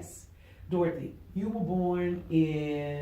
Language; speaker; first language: English; native; English